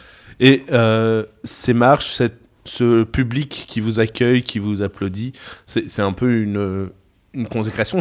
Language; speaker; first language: French; native; French